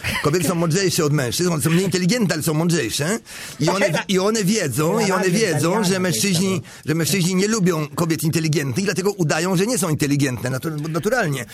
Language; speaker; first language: Polish; native; Polish